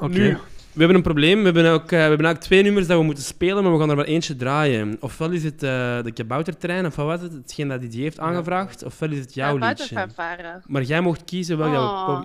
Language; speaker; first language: Dutch; native; Dutch